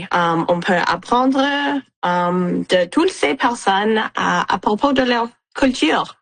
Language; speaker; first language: French; non-native, local second language; English